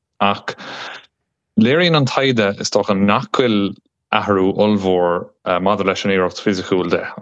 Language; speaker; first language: Irish; non-native, local second language; English